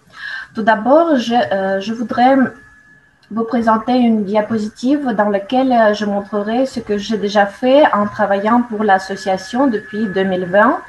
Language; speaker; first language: French; non-native, fluent; Russian